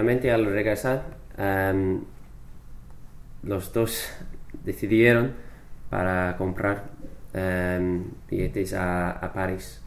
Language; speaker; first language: Spanish; non-native, fluent; English